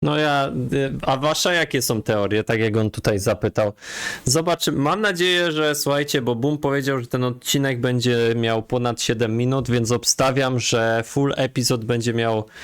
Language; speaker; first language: Polish; native; Polish